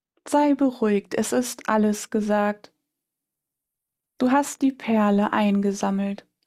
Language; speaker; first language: German; native; German